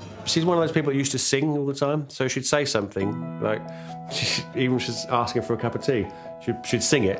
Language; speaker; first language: English; native; English